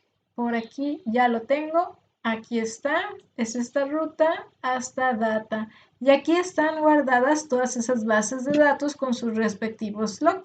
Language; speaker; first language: Spanish; native; Spanish